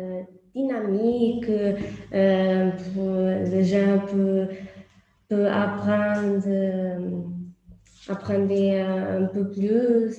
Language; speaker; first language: French; non-native, learner; Portuguese